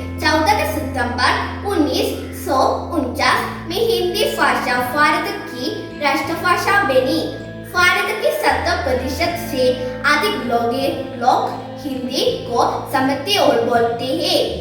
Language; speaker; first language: Hindi; non-native, local second language; Malayalam